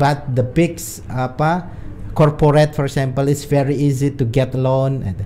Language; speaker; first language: English; non-native, learner; Indonesian